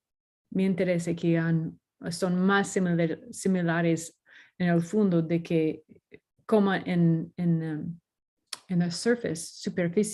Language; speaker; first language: Spanish; non-native, learner; English